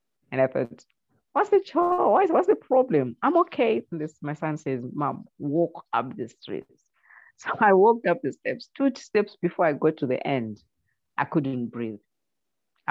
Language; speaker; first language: English; non-native, local second language; Shona